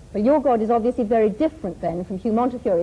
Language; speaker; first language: English; native; English